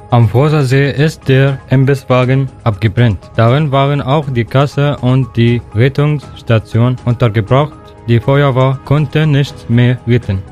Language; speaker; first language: German; non-native, learner; Arabic